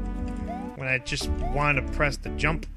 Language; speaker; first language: English; native; English